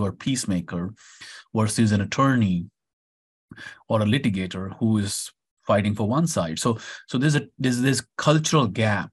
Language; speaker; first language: English; non-native, local second language; Punjabi